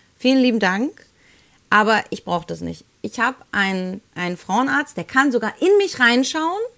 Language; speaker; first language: German; early bilingual, other home language; Spanish